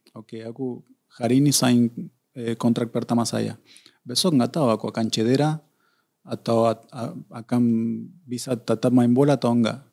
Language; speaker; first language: Indonesian; non-native, fluent; Spanish